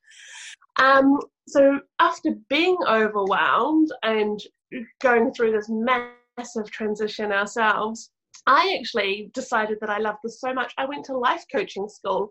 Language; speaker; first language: English; native; English